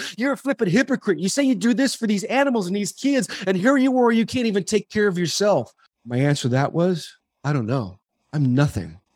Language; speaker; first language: English; native; English